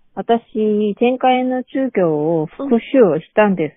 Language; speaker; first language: Japanese; non-native, learner; Korean